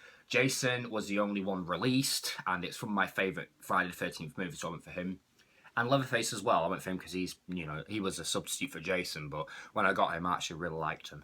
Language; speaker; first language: English; native; English